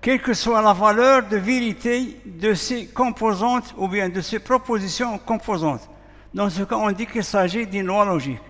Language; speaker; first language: French; non-native, local second language; Arabic